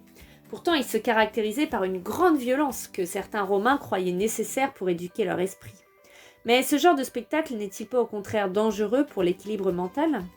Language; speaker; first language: French; native; French